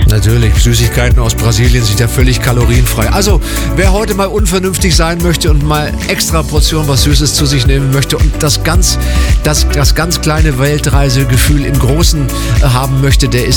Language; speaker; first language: German; native; German